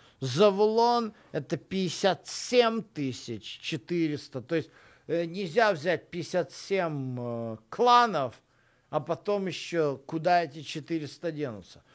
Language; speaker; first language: Russian; native; Russian